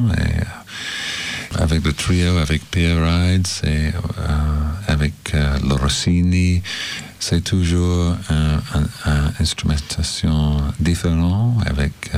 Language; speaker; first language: French; non-native, learner; English